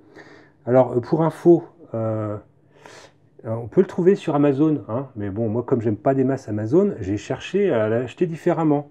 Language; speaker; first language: French; native; French